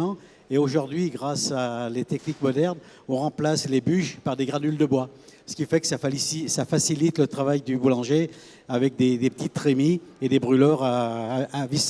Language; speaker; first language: French; native; French